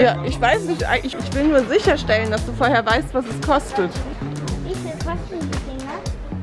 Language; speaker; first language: German; native; German